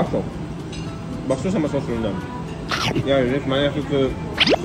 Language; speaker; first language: Indonesian; non-native, fluent; Japanese